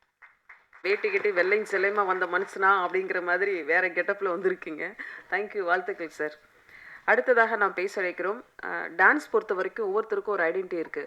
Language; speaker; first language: Tamil; native; Tamil